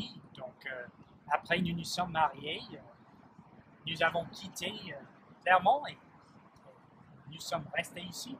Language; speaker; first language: French; non-native, learner; English